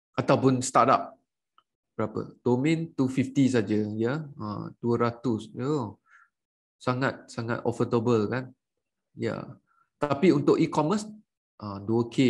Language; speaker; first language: Malay; native; Malay